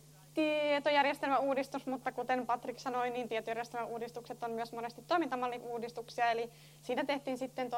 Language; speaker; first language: Finnish; native; Finnish